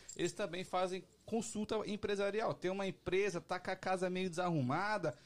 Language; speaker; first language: Portuguese; native; Portuguese